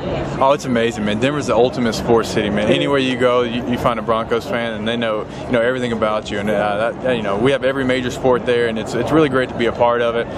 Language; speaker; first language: English; native; English